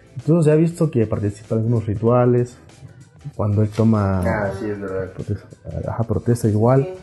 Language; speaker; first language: Spanish; non-native, local second language; Zapotec